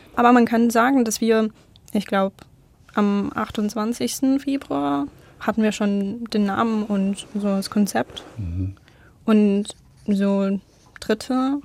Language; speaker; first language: German; non-native, fluent; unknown